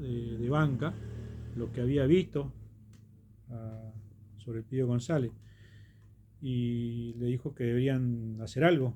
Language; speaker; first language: Spanish; native; Spanish